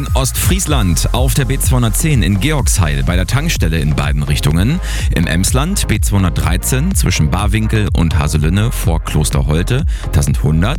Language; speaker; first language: German; native; German